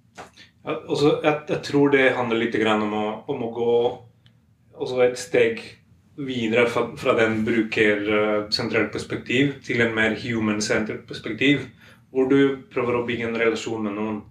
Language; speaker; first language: Norwegian; non-native, fluent; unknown